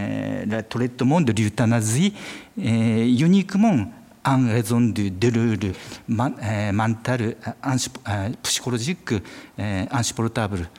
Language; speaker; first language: French; non-native, fluent; Japanese